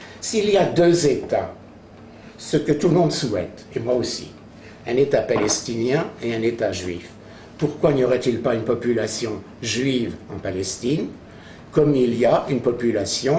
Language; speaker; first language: French; native; French